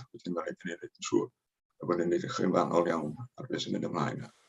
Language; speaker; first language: Welsh; native; Welsh